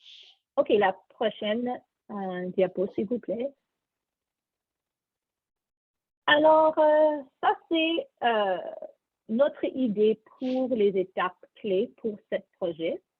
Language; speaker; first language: French; non-native, learner; English